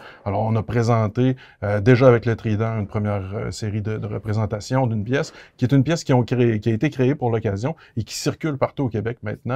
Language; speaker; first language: French; native; French